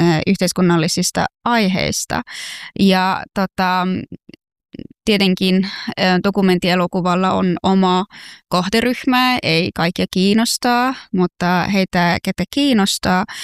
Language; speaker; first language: Finnish; non-native, fluent; Persian